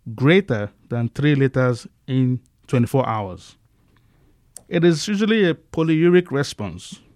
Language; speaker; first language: English; non-native, local second language; Igbo